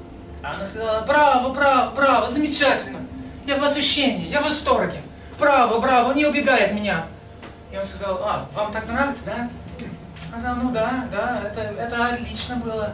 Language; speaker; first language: Russian; non-native, fluent; English